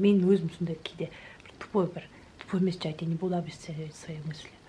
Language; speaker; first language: Russian; non-native, local second language; Kazakh